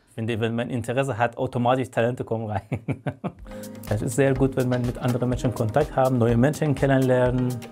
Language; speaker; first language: German; non-native, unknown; Persian